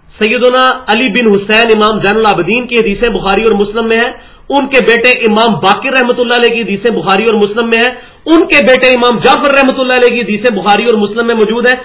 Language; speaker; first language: Urdu; non-native, local second language; Punjabi